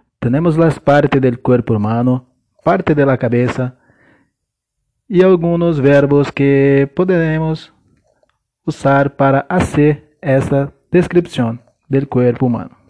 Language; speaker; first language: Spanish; non-native, learner; Portuguese